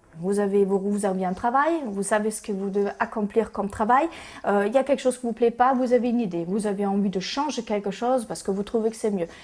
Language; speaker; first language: French; non-native, fluent; German